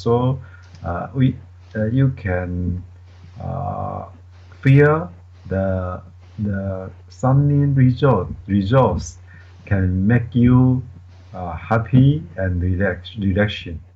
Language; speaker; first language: English; non-native, learner; Chinese